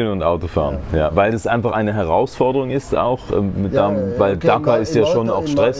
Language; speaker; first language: German; native; German